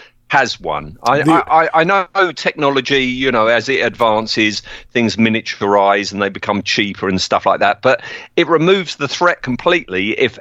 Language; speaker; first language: English; native; English